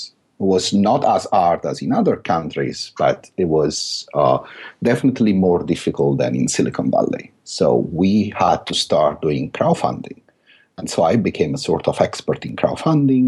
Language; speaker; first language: English; non-native, fluent; Italian